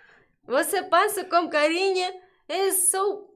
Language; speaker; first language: Portuguese; non-native, learner; Russian